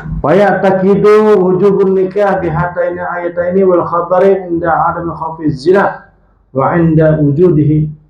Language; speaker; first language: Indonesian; non-native, local second language; Banjar